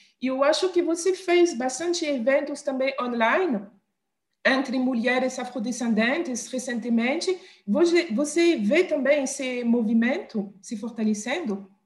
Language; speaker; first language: Portuguese; non-native, fluent; French